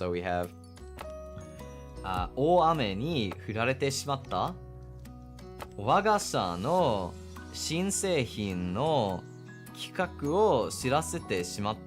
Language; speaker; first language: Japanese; non-native, learner; English